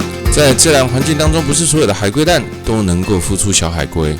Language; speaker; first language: Chinese; native; Chinese